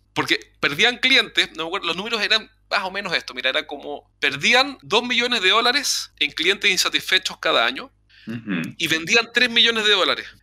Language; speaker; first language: Spanish; native; Spanish